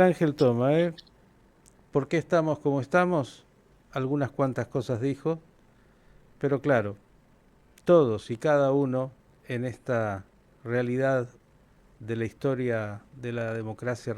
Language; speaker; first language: Spanish; native; Spanish